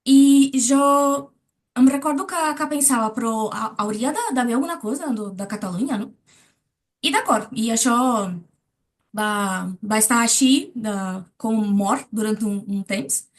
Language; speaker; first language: Catalan; non-native, learner; Portuguese